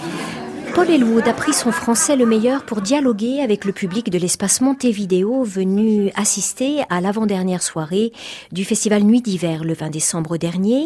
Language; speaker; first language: French; native; French